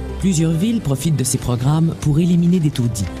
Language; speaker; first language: French; native; French